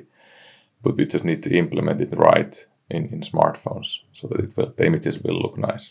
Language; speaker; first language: English; non-native, fluent; Finnish